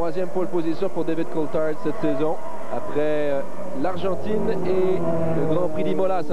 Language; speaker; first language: French; native; French